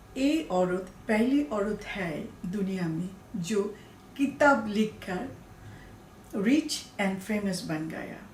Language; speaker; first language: Hindi; non-native, learner; Bangla